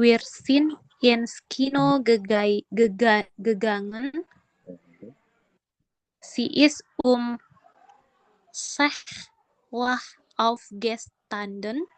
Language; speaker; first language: German; non-native, learner; Indonesian